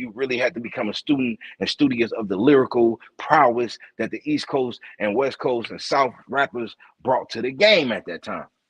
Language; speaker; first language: English; native; English